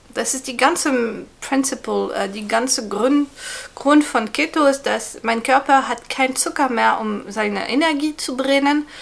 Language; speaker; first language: German; non-native, fluent; French